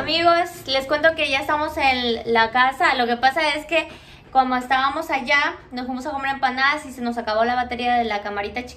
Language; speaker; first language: Spanish; native; Spanish